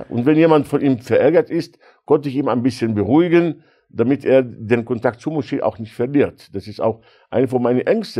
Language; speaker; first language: German; non-native, fluent; Arabic